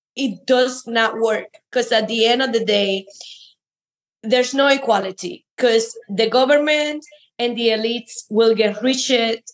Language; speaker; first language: English; non-native, fluent; Spanish